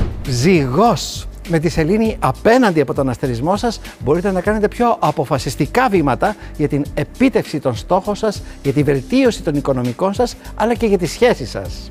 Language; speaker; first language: Greek; native; Greek